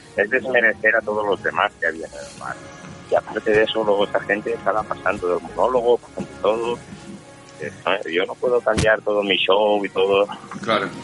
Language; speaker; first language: Spanish; non-native, local second language; Catalan